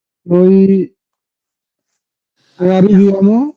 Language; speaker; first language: Italian; non-native, learner; Bangla